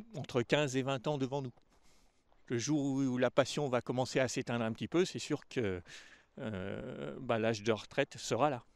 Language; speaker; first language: French; native; French